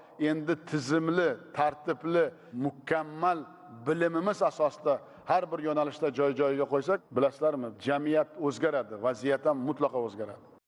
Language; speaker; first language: Uzbek; native; Uzbek